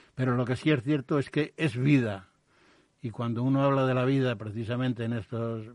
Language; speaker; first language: Spanish; native; Spanish